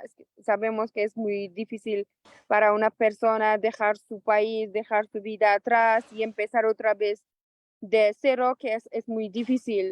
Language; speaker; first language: Spanish; non-native, local second language; Persian